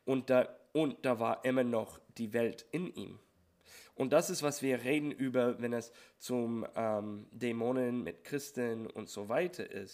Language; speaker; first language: German; non-native, learner; English